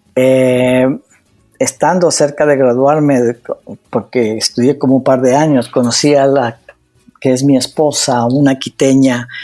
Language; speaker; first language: Spanish; native; Spanish